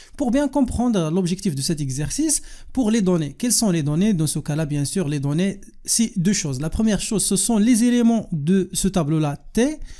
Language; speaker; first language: French; non-native, local second language; Arabic